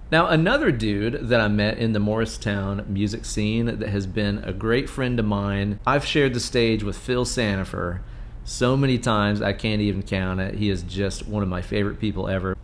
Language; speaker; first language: English; native; English